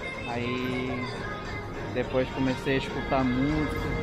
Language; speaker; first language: Portuguese; non-native, fluent; Japanese